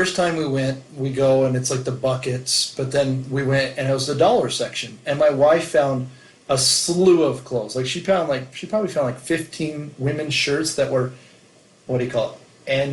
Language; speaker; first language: English; native; English